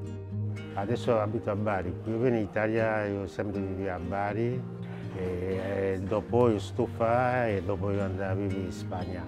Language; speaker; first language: Italian; non-native, learner; Haitian Creole